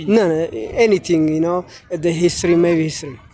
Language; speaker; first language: English; non-native, learner; Tigrinya